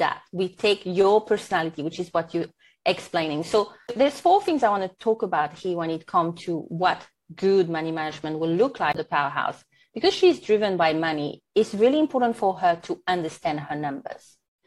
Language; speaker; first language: English; non-native, fluent; French